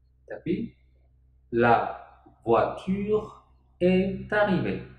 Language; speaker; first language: French; non-native, fluent; Indonesian